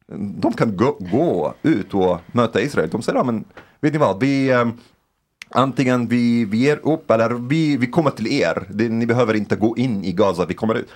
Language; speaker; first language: Swedish; non-native, fluent; Arabic